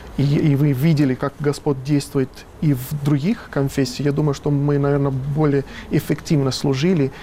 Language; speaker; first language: Russian; non-native, fluent; Italian